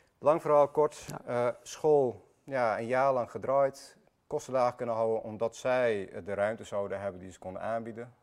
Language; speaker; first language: Dutch; early bilingual, other home language; Armenian